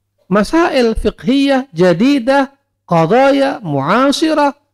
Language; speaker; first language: Arabic; non-native, fluent; Indonesian